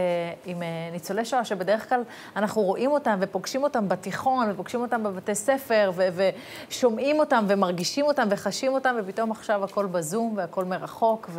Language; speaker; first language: Hebrew; native; Hebrew